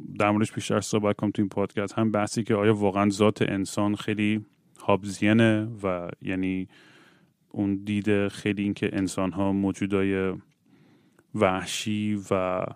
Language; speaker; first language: Persian; native; Persian